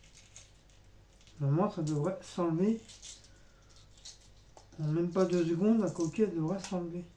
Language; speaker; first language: French; native; French